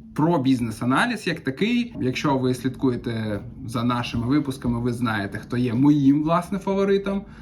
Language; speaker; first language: Ukrainian; non-native, local second language; Russian